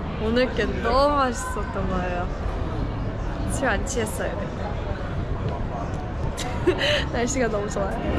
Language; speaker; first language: Korean; early bilingual, heritage; English